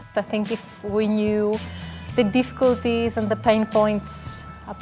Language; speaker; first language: English; non-native, fluent; Greek